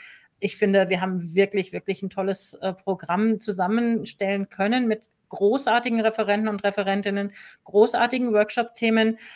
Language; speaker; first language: German; native; German